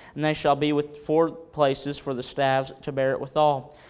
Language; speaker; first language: English; native; English